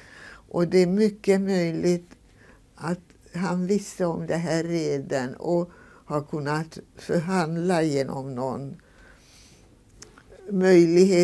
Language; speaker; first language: Swedish; non-native, fluent; Hungarian